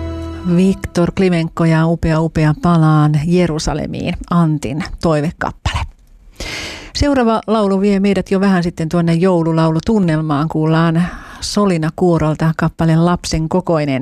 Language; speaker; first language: Finnish; native; Finnish